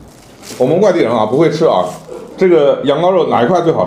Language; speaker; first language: Chinese; native; Chinese